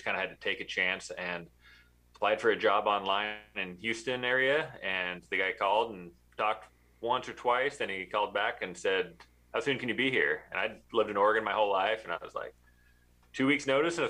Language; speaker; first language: English; native; English